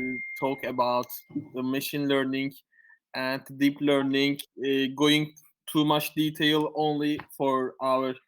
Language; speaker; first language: English; non-native, fluent; Turkish